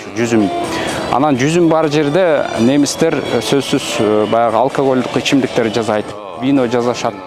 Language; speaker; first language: Kyrgyz; native; Kyrgyz